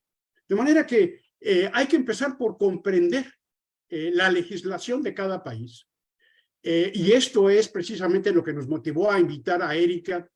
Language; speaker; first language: Spanish; native; Spanish